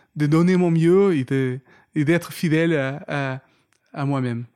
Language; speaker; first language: French; non-native, fluent; Portuguese